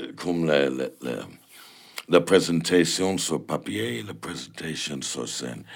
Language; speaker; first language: French; non-native, fluent; English